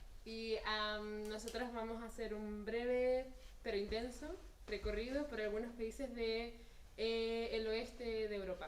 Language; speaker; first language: Spanish; native; Spanish